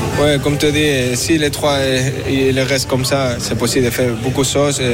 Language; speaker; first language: French; non-native, learner; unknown